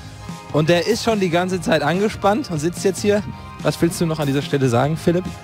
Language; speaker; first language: German; native; German